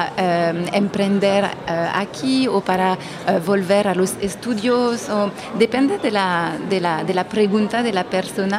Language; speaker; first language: Spanish; non-native, fluent; French